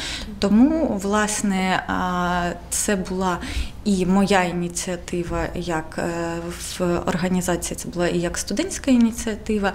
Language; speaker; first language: Ukrainian; non-native, local second language; Russian